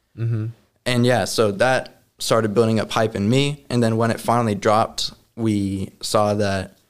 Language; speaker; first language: English; native; English